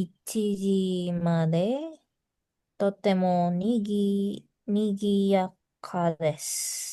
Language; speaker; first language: Japanese; non-native, learner; Indonesian